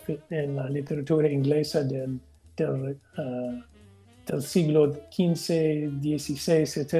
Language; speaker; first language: Spanish; non-native, fluent; English